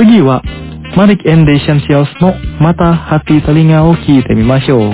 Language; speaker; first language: Japanese; non-native, fluent; Indonesian